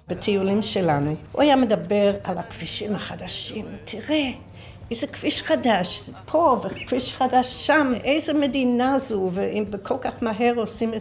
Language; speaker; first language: Hebrew; non-native, fluent; English